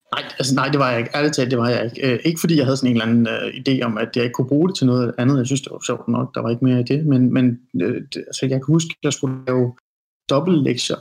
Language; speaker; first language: Danish; early bilingual, other home language; Persian